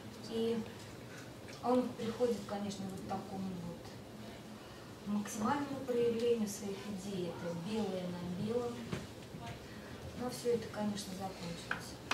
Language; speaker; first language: Russian; native; Russian